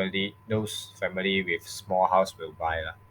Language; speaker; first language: English; non-native, local second language; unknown